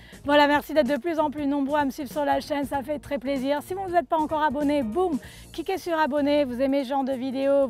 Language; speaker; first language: French; native; French